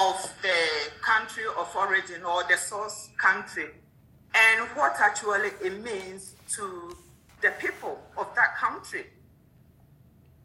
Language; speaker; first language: English; non-native, local second language; Akan